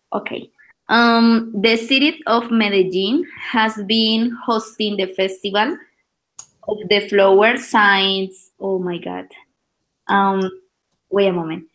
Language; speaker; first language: English; non-native, learner; Spanish